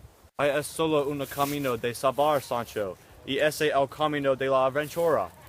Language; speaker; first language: Spanish; non-native, learner; English